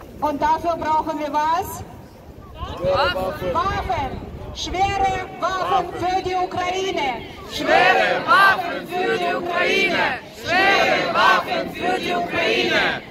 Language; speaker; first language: German; non-native, fluent; Ukrainian